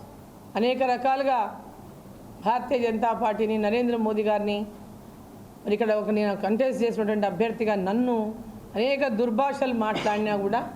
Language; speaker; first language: Telugu; native; Telugu